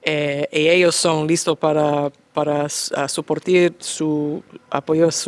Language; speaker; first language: Spanish; non-native, learner; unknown